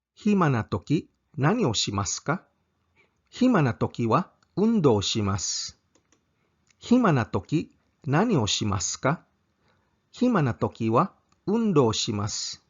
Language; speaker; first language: Japanese; non-native, fluent; English